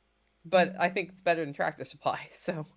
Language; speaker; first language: English; native; English